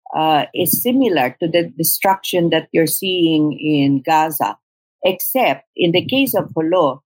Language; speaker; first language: English; non-native, local second language; Tausug